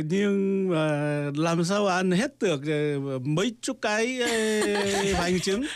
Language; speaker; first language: Vietnamese; non-native, fluent; Korean